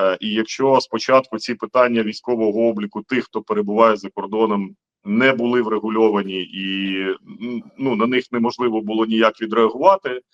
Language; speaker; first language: Ukrainian; native; Ukrainian